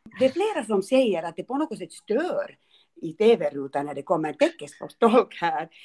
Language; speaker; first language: Swedish; native; Swedish